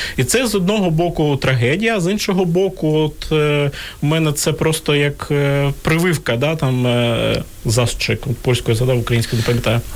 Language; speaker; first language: Ukrainian; non-native, local second language; Russian